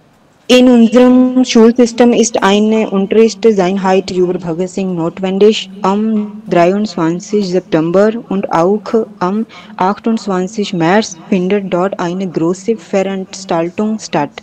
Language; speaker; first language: German; non-native, learner; Punjabi